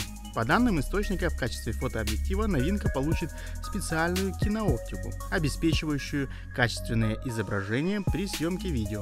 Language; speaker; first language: Russian; native; Russian